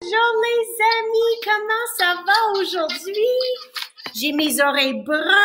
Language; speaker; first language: French; non-native, fluent; English